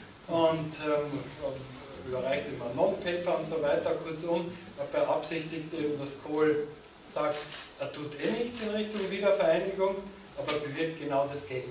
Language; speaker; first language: German; native; German